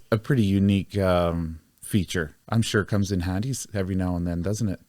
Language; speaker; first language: English; native; English